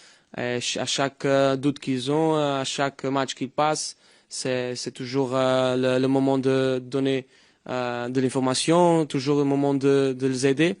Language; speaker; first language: French; non-native, fluent; Portuguese